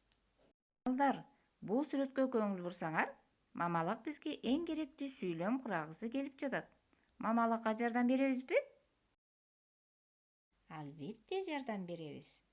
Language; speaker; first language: Kyrgyz; native; Kyrgyz